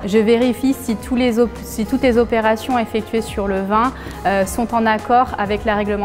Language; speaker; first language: French; native; French